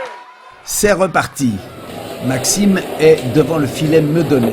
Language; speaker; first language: French; native; French